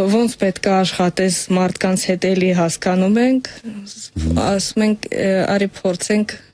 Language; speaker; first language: Armenian; non-native, fluent; Russian